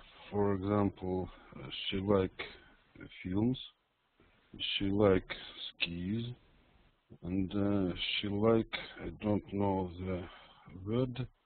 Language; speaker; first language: English; non-native, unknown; Russian